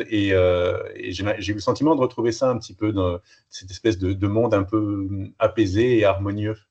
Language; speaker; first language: French; native; French